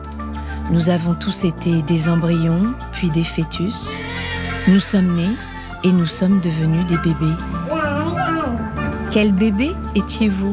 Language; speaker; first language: French; native; French